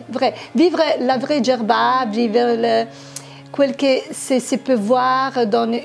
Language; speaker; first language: French; non-native, fluent; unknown